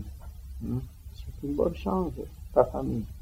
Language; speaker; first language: French; non-native, learner; Vietnamese